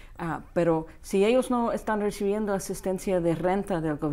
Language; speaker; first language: Spanish; non-native, fluent; English